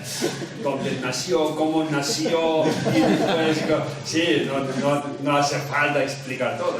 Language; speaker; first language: Spanish; non-native, learner; Tibetan